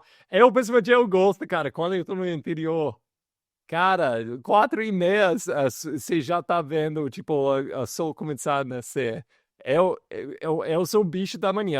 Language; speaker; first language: Portuguese; non-native, fluent; English